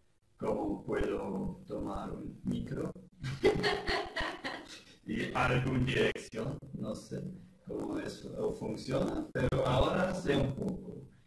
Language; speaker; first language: Spanish; non-native, learner; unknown